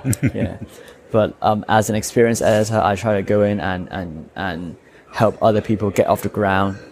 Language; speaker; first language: English; non-native, local second language; Cantonese